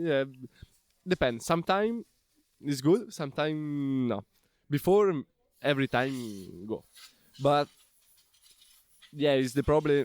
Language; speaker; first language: English; non-native, learner; Italian